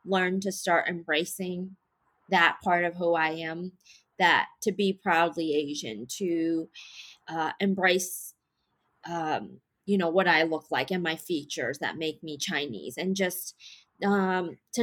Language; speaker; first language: English; native; English